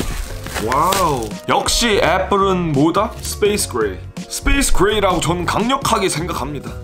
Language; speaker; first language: Korean; early bilingual, heritage; Korean